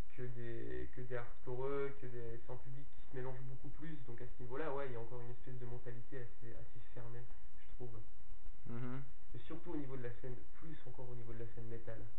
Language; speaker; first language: French; native; French